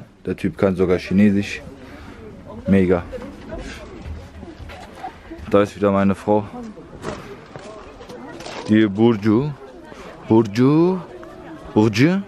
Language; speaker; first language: German; early bilingual, other home language; Turkish